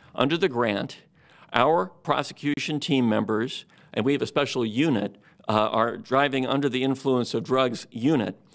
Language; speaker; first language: English; native; English